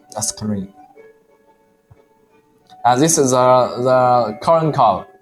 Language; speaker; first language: English; non-native, learner; Chinese